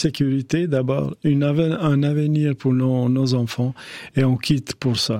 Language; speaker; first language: French; non-native, fluent; Albanian